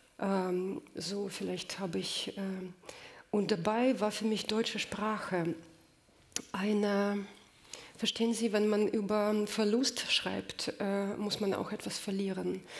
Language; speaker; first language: German; non-native, fluent; Russian